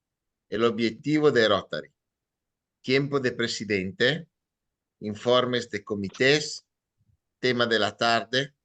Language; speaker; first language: Spanish; native; Spanish